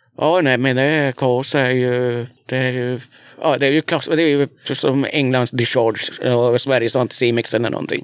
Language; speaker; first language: Swedish; native; Swedish